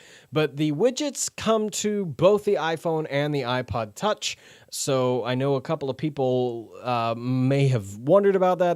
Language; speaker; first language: English; native; English